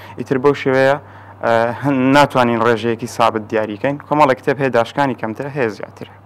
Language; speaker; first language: Central Kurdish; native; Central Kurdish